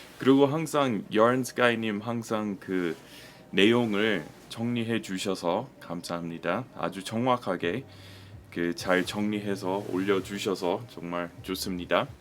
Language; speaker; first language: Korean; non-native, fluent; English